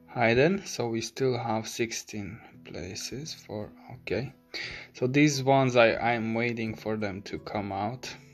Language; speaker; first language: English; non-native, fluent; Romanian